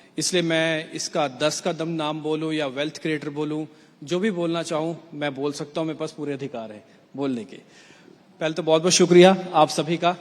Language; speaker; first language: Hindi; native; Hindi